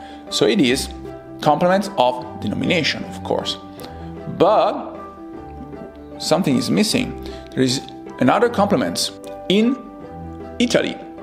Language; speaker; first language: English; non-native, fluent; Italian